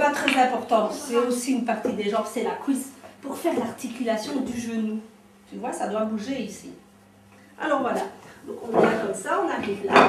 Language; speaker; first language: French; native; French